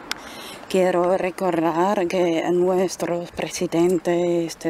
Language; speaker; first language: Spanish; non-native, fluent; German